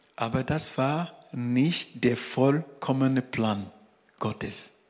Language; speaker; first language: German; non-native, fluent; French